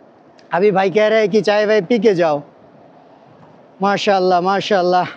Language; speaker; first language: Hindi; non-native, learner; Bangla